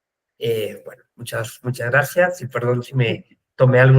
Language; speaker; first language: Spanish; native; Spanish